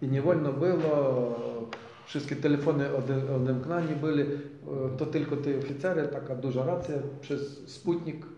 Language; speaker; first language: Polish; non-native, learner; Ukrainian